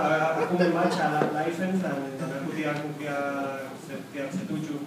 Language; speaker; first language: Indonesian; non-native, fluent; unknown